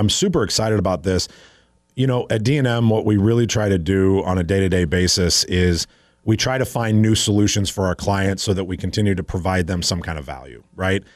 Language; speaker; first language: English; native; English